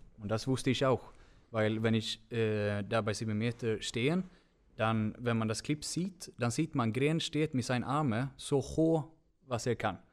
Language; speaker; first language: German; non-native, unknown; Swedish